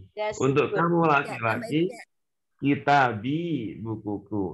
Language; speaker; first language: Indonesian; native; Indonesian